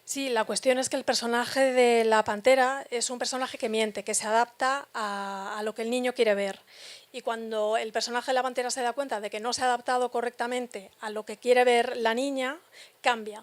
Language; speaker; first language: Spanish; native; Spanish